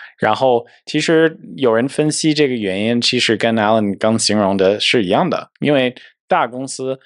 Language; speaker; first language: Chinese; non-native, fluent; English